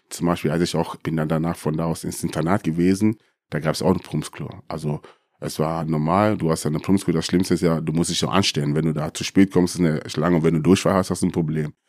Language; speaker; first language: German; early bilingual, other home language; Akan